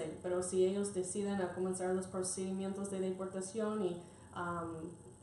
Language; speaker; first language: Spanish; non-native, fluent; English